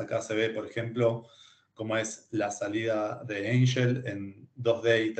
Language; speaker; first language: Spanish; native; Spanish